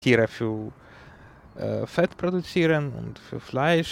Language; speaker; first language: German; non-native, learner; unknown